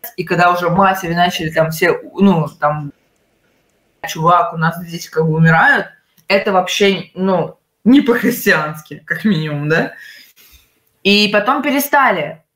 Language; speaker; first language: Russian; native; Russian